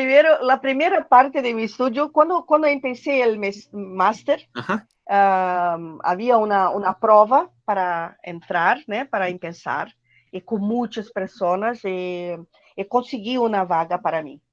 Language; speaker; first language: Spanish; non-native, learner; Portuguese